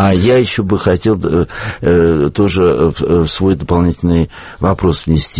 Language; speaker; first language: Russian; native; Russian